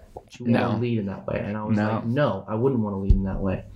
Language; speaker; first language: English; native; English